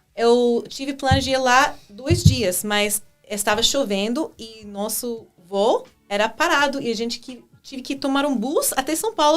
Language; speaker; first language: Portuguese; non-native, fluent; English